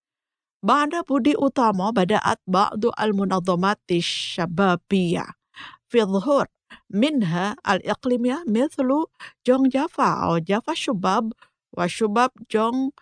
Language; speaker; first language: Arabic; non-native, fluent; Indonesian